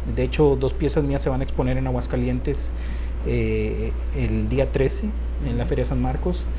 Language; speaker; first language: Spanish; native; Spanish